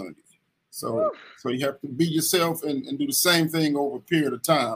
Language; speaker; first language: English; native; English